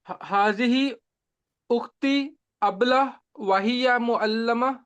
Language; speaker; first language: Arabic; non-native, learner; Urdu